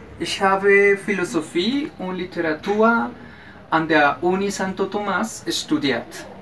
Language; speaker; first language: German; non-native, learner; Spanish